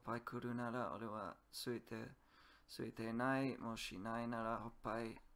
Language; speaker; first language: Japanese; non-native, learner; English